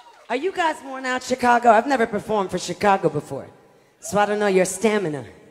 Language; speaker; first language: English; native; English